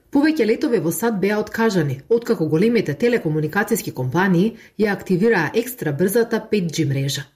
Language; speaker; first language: Macedonian; native; Macedonian